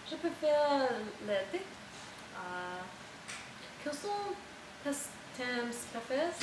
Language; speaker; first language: French; non-native, learner; English